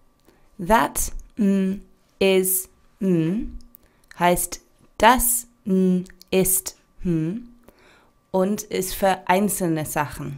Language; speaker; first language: German; non-native, fluent; English